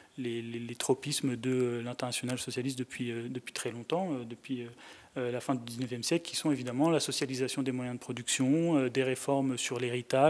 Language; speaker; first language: French; native; French